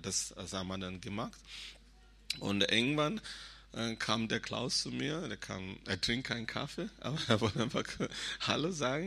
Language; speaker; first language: German; non-native, fluent; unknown